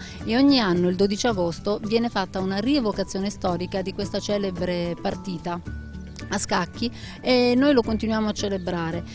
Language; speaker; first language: Italian; native; Italian